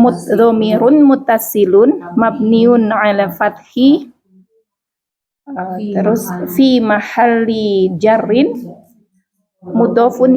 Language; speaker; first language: Arabic; non-native, learner; Indonesian